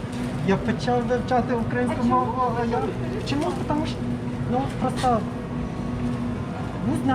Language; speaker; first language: Ukrainian; non-native, learner; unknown